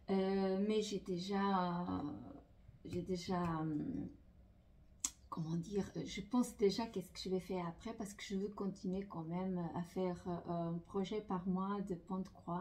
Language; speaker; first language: French; non-native, fluent; Portuguese